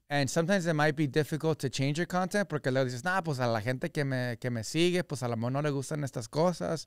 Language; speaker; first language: Spanish; early bilingual, heritage; Spanish